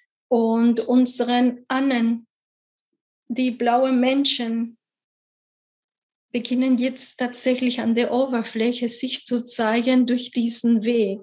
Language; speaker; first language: German; non-native, fluent; Spanish